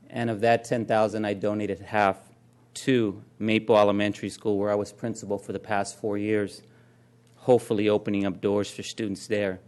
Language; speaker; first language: English; native; English